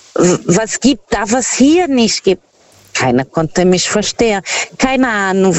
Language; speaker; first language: German; non-native, fluent; Portuguese